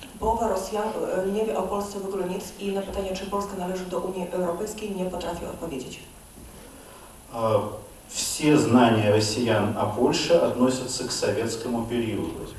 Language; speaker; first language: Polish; non-native, learner; Russian